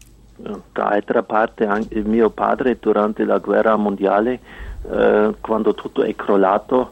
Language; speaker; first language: Italian; non-native, fluent; German